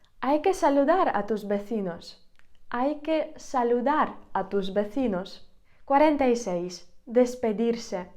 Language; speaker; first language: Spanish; non-native, fluent; Ukrainian